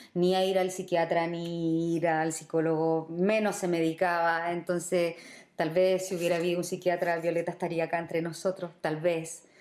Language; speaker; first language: Spanish; native; Spanish